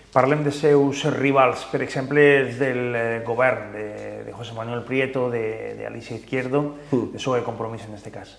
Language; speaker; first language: Catalan; native; Catalan